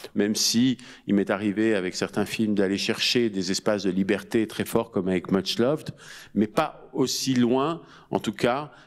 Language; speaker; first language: French; native; French